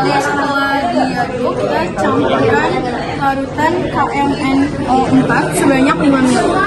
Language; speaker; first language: Indonesian; native; Indonesian